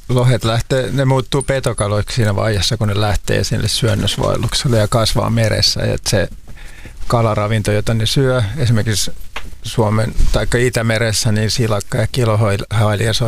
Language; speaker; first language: Finnish; native; Finnish